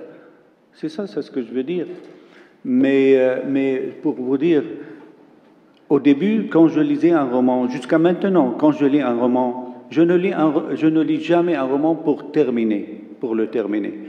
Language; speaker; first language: French; non-native, local second language; Arabic